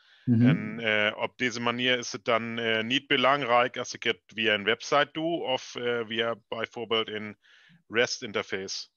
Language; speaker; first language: Dutch; non-native, learner; German